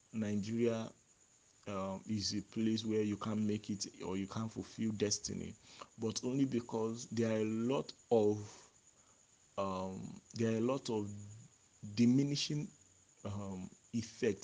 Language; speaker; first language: English; non-native, local second language; Yoruba